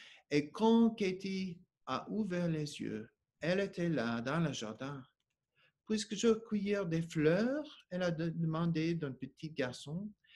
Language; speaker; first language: French; non-native, learner; English